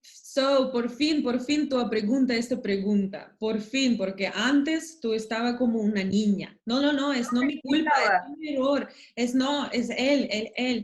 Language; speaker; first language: Spanish; non-native, learner; Russian